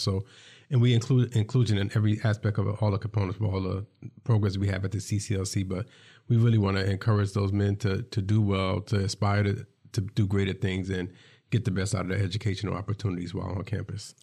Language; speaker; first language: English; native; English